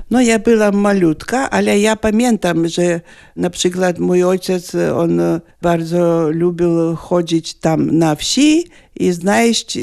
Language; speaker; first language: Polish; non-native, fluent; Lithuanian